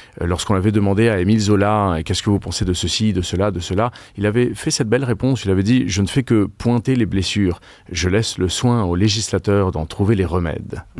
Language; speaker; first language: French; non-native, fluent; Spanish